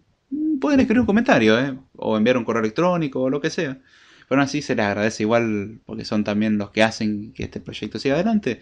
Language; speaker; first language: Spanish; native; Spanish